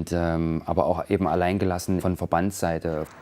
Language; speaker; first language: German; native; German